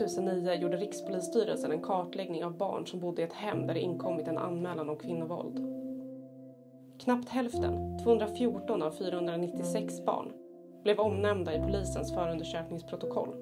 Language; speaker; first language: Swedish; native; Swedish